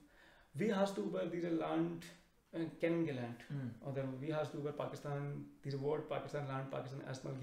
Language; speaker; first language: German; non-native, learner; Urdu